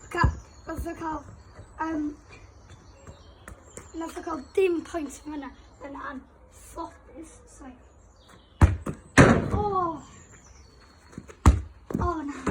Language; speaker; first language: Welsh; native; Welsh